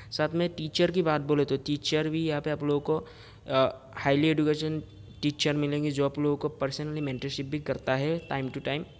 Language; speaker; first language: Hindi; non-native, local second language; Assamese